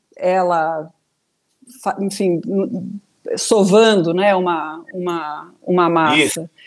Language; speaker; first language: Portuguese; native; Portuguese